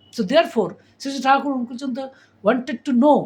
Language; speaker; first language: English; non-native, local second language; Bangla